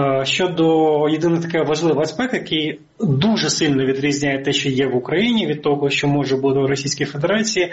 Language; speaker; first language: Ukrainian; native; Ukrainian